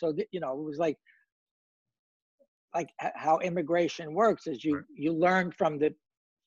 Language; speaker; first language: English; native; English